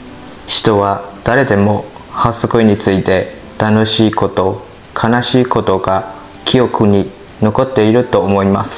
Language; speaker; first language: Japanese; non-native, learner; Burmese